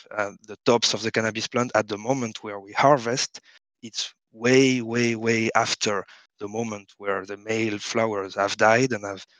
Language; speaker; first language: English; non-native, fluent; French